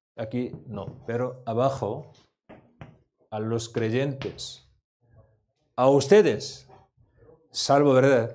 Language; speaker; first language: Spanish; non-native, learner; Korean